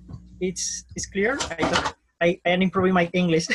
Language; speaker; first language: English; non-native, learner; Spanish